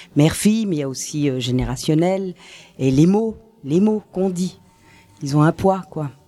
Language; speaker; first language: French; native; French